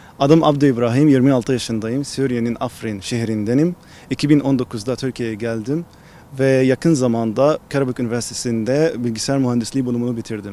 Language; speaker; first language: Turkish; non-native, fluent; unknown